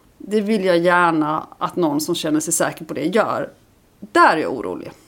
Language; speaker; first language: Swedish; early bilingual, other home language; Icelandic